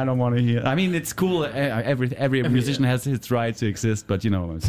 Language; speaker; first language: English; non-native, fluent; German